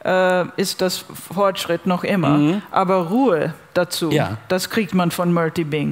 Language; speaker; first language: German; non-native, fluent; English